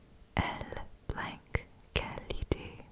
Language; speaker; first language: French; non-native, learner; English